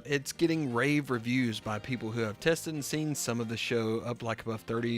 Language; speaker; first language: English; native; English